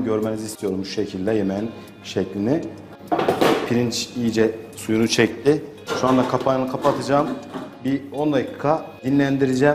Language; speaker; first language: Turkish; native; Turkish